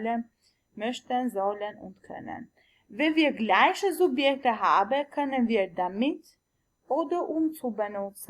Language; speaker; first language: German; non-native, learner; Albanian